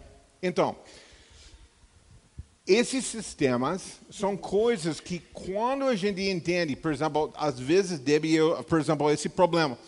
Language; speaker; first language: Portuguese; non-native, fluent; English